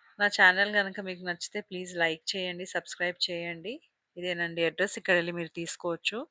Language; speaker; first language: Telugu; non-native, local second language; Hindi